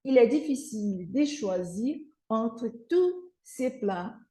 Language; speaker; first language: French; non-native, fluent; Portuguese